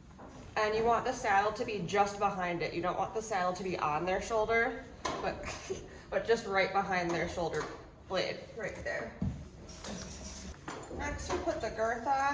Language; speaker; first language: English; native; English